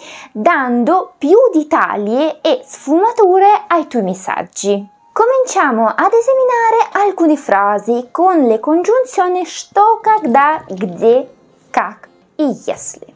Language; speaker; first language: Italian; non-native, fluent; Russian